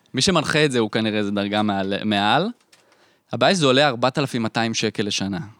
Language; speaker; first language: Hebrew; native; Hebrew